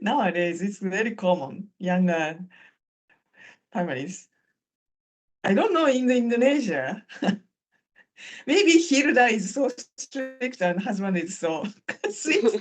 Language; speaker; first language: English; non-native, fluent; Japanese